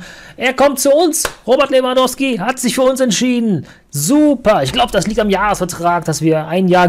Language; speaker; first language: German; native; German